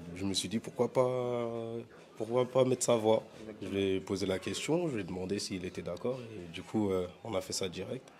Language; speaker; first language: French; native; French